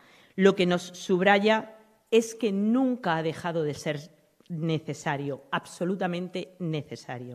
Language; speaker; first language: Spanish; native; Spanish